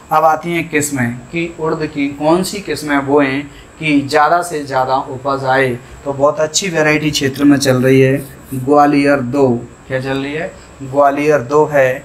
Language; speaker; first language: Hindi; native; Hindi